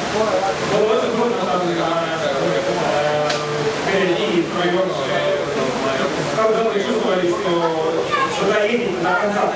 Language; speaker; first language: Russian; non-native, learner; Estonian